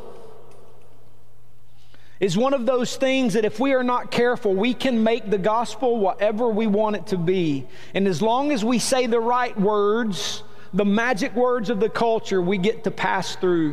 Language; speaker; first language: English; native; English